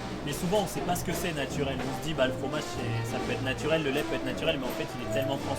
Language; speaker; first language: French; native; French